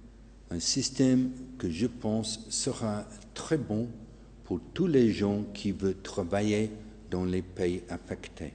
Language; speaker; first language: French; non-native, fluent; English